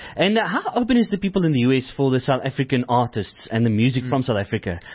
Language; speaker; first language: English; non-native, local second language; Afrikaans